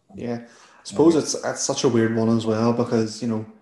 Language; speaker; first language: English; native; English